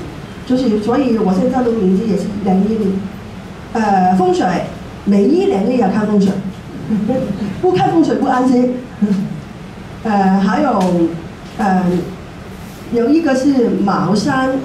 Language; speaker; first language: Chinese; non-native, local second language; Cantonese